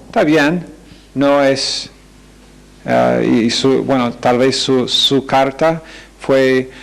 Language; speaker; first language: Spanish; non-native, fluent; English